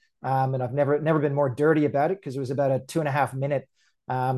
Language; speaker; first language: English; native; English